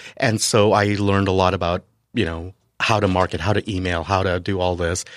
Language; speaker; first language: English; native; English